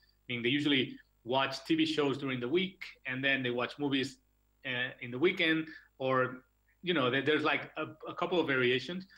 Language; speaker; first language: English; non-native, fluent; Catalan